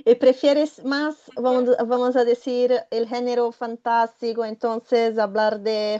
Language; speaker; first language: Spanish; non-native, fluent; Portuguese